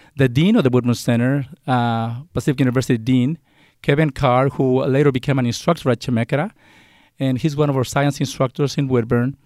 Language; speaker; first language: English; non-native, fluent; Spanish